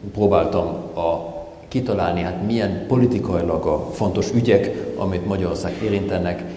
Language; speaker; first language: Hungarian; non-native, fluent; German